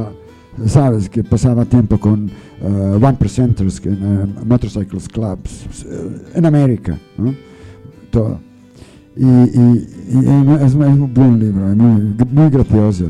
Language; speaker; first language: Spanish; non-native, learner; English